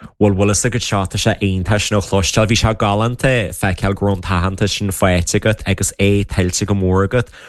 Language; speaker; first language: Irish; native; Irish